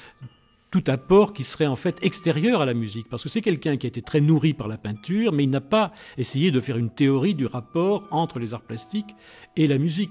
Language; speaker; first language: French; native; French